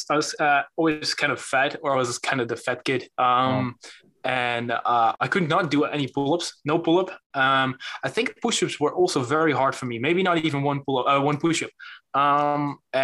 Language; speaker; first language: English; non-native, fluent; Dutch